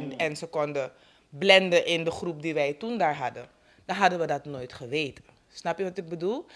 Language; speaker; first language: Dutch; native; Dutch